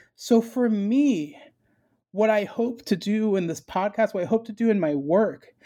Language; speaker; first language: English; early bilingual, other home language; Spanish